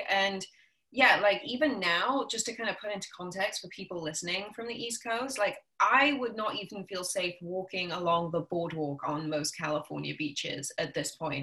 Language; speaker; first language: English; native; English